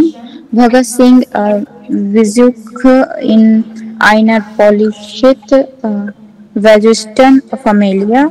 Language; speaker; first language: German; non-native, learner; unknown